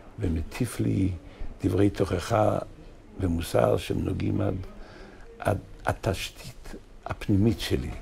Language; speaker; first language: Hebrew; native; Hebrew